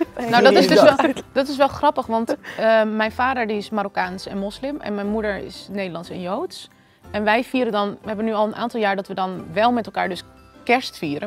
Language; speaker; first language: Dutch; native; Dutch